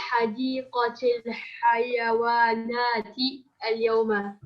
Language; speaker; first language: Arabic; non-native, learner; English